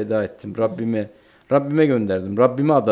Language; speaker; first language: Turkish; native; Turkish